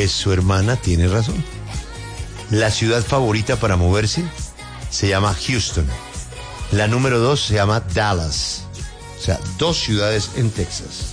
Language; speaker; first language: Spanish; native; Spanish